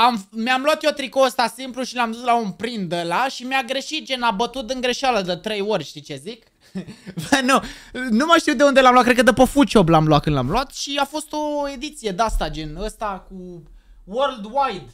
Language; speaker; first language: Romanian; native; Romanian